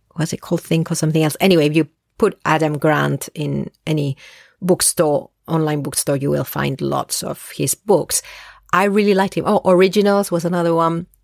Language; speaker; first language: English; early bilingual, other home language; Spanish